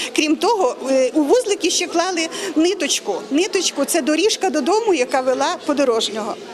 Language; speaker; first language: Ukrainian; native; Ukrainian